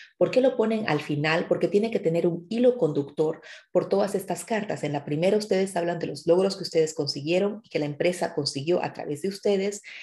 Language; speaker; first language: Spanish; native; Spanish